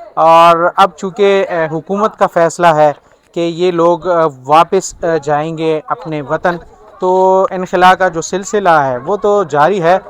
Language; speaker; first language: Urdu; native; Urdu